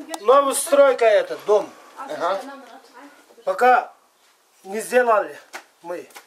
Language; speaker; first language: Russian; non-native, local second language; Kyrgyz